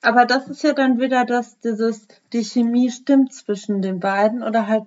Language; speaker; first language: German; native; German